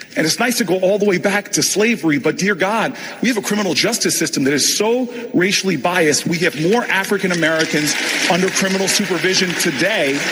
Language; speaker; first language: English; native; English